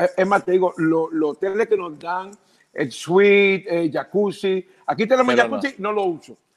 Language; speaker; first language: Spanish; early bilingual, heritage; Spanish